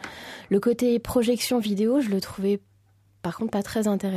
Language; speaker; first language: French; native; French